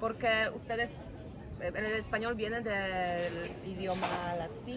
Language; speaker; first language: Spanish; non-native, fluent; Polish